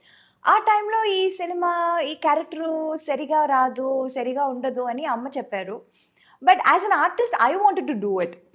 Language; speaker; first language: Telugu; non-native, local second language; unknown